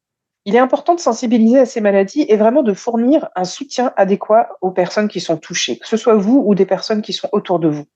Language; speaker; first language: French; native; French